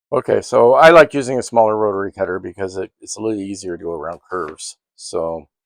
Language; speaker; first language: English; native; English